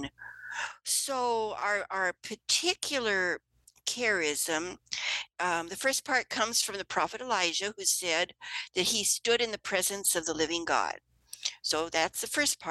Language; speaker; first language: English; native; English